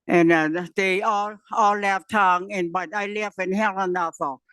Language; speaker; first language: English; non-native, learner; Chinese